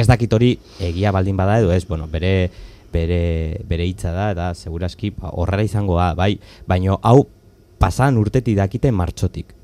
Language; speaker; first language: Basque; native; Basque